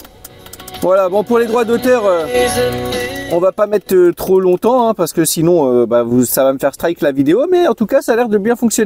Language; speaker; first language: French; native; French